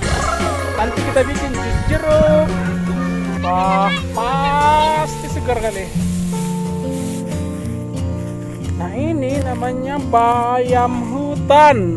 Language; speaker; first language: Indonesian; non-native, local second language; Batak Toba